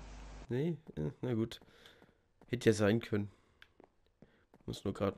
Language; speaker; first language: German; native; German